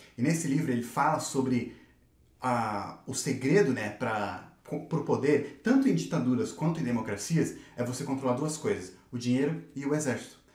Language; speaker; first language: Portuguese; native; Portuguese